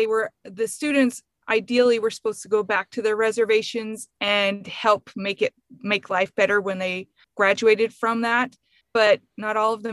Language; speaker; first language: English; native; English